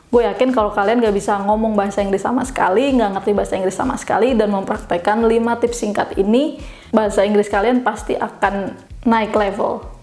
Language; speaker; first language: Indonesian; native; Indonesian